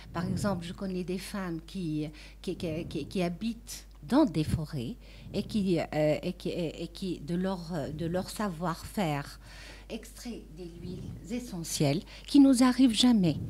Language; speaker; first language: French; non-native, local second language; Arabic